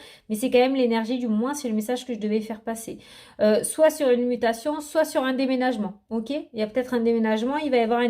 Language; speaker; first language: French; native; French